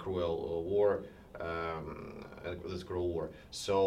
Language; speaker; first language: English; non-native, fluent; Ukrainian